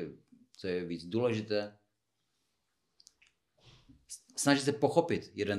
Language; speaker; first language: Czech; non-native, fluent; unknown